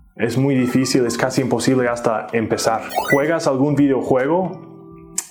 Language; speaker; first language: Spanish; non-native, fluent; English